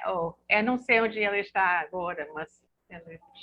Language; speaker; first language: Portuguese; non-native, fluent; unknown